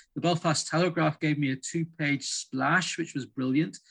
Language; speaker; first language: English; native; English